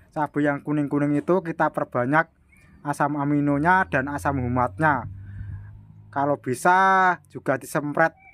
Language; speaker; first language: Indonesian; non-native, local second language; Javanese